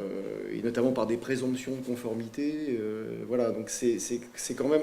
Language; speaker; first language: French; native; French